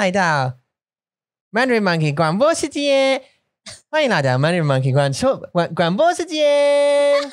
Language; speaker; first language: Chinese; non-native, learner; English